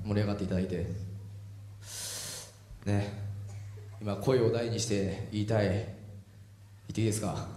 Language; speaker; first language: Japanese; native; Japanese